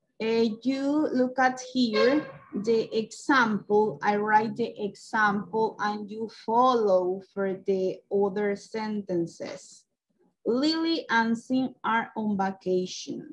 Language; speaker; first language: English; non-native, local second language; Spanish